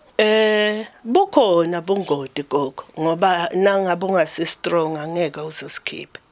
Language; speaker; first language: Zulu; non-native, local second language; Swati